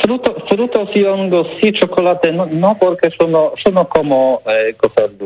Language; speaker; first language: Spanish; non-native, learner; Polish